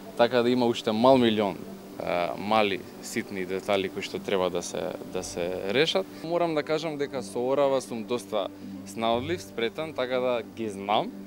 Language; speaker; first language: Macedonian; native; Macedonian